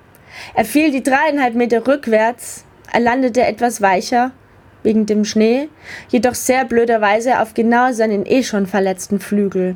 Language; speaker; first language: German; native; German